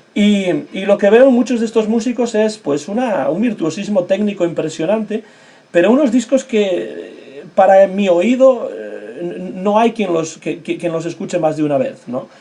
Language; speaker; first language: Spanish; native; Spanish